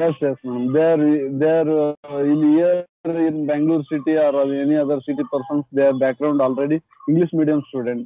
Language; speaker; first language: English; non-native, learner; Kannada